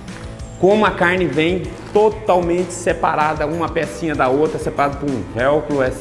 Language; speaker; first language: Portuguese; native; Portuguese